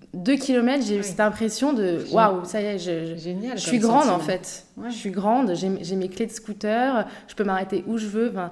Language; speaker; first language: French; native; French